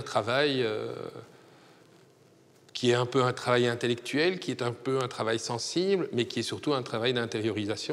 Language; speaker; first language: French; native; French